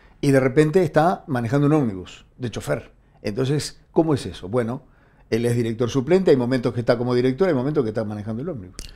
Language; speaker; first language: Spanish; native; Spanish